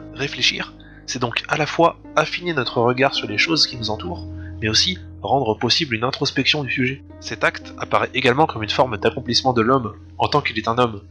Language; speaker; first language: French; native; French